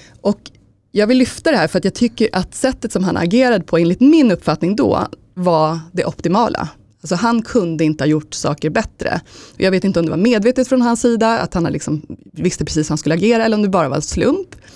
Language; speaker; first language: Swedish; native; Swedish